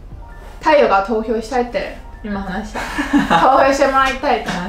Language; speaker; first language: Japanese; non-native, fluent; Chinese